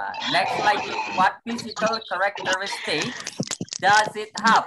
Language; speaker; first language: English; non-native, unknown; Indonesian